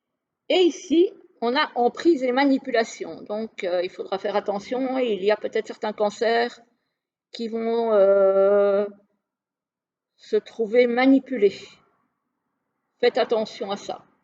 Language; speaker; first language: French; native; French